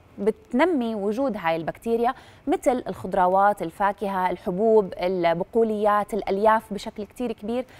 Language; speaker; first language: Arabic; native; Arabic